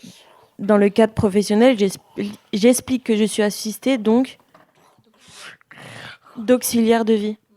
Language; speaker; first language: French; native; French